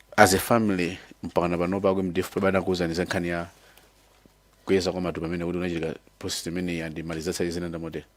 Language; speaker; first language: Nyanja; native; Nyanja